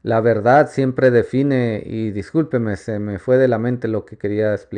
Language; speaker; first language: Spanish; native; Spanish